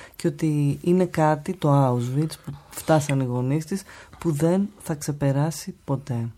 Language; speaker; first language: Greek; native; Greek